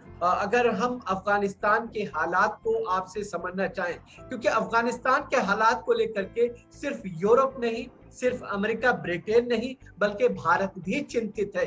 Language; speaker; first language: Hindi; native; Hindi